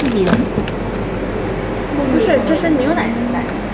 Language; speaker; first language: Chinese; non-native, fluent; Korean